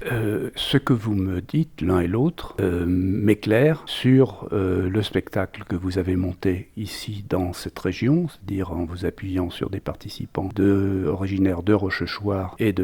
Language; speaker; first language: French; native; French